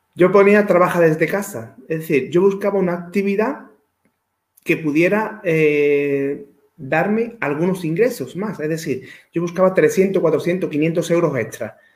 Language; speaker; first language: Spanish; native; Spanish